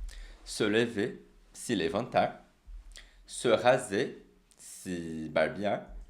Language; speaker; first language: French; non-native, fluent; Portuguese